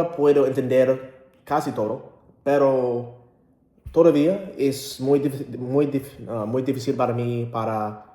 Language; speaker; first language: Spanish; non-native, learner; English